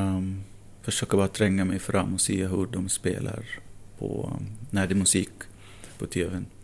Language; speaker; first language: Swedish; non-native, fluent; Arabic